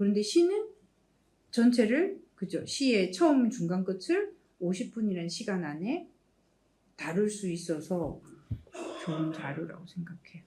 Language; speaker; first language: Korean; native; Korean